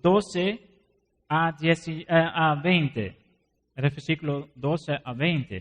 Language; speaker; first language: Spanish; non-native, fluent; Dutch